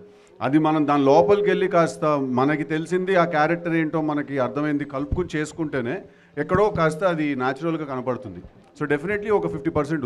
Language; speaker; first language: Telugu; native; Telugu